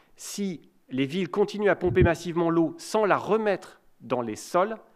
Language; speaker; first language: French; native; French